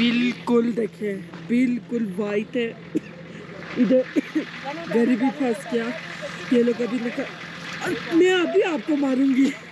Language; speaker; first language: Hindi; non-native, fluent; Turkish